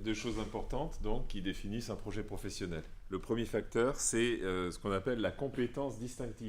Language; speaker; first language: French; native; French